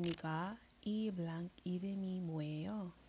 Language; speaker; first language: Korean; non-native, fluent; Iloko